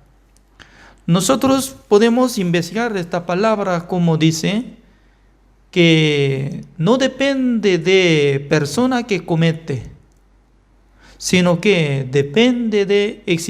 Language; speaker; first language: Spanish; non-native, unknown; Korean